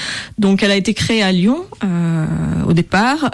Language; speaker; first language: French; native; French